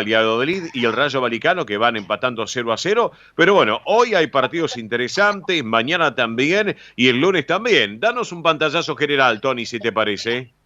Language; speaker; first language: Spanish; native; Spanish